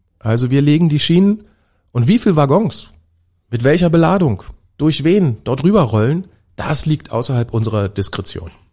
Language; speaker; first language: German; native; German